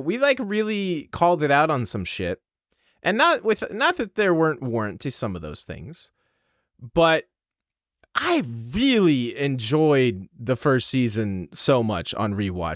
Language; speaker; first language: English; native; English